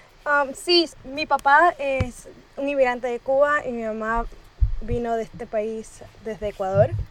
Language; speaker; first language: Spanish; early bilingual, heritage; Spanish